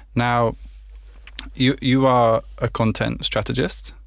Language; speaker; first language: English; native; English